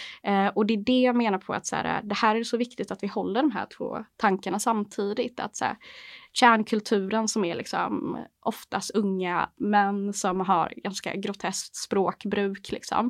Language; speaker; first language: Swedish; native; Swedish